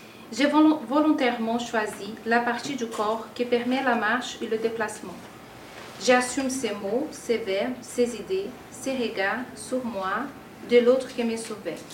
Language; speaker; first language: French; non-native, fluent; Portuguese